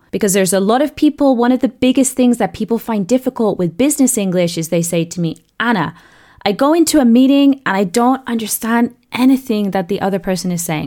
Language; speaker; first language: English; native; English